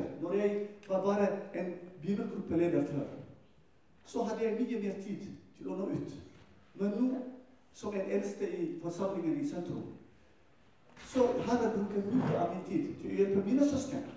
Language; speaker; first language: Norwegian; non-native, fluent; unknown